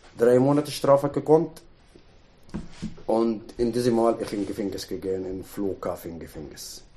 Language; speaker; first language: German; non-native, learner; Arabic